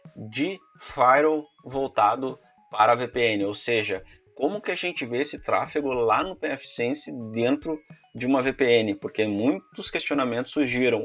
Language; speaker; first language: Portuguese; native; Portuguese